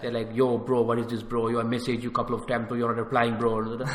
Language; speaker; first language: English; early bilingual, other home language; Tamil